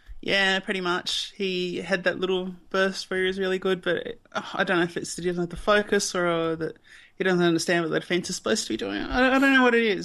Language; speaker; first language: English; native; English